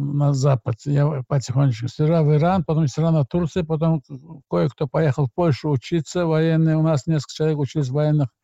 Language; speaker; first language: Russian; non-native, local second language; Azerbaijani